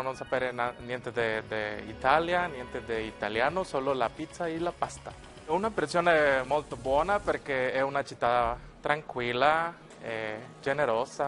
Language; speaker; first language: Italian; non-native, learner; Spanish